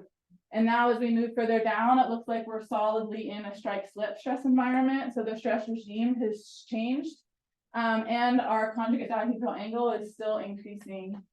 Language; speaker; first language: English; native; English